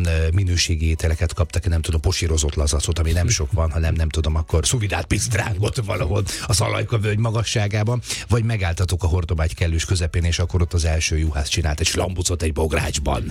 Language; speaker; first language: Hungarian; native; Hungarian